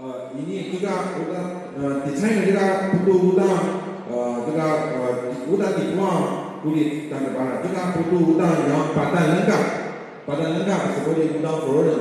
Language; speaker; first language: Indonesian; non-native, learner; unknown